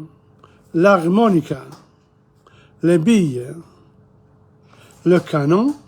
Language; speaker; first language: French; non-native, fluent; English